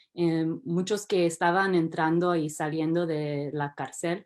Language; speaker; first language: Spanish; early bilingual, heritage; English